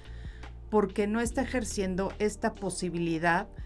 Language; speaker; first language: Spanish; native; Spanish